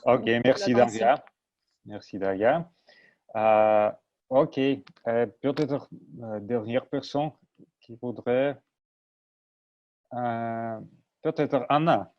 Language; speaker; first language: French; non-native, learner; Russian